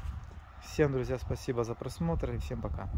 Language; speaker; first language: Russian; native; Russian